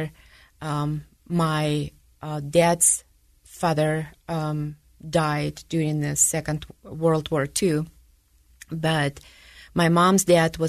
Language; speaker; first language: English; non-native, fluent; Russian